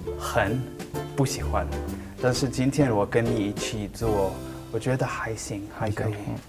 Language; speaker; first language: Chinese; non-native, learner; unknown